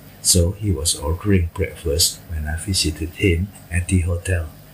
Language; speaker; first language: English; non-native, fluent; Indonesian